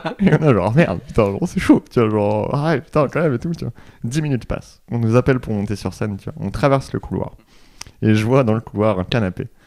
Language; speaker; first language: French; native; French